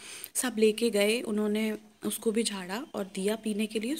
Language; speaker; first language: Hindi; native; Hindi